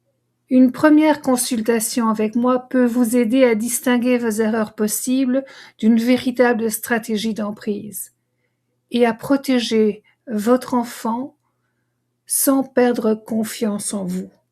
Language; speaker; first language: French; native; French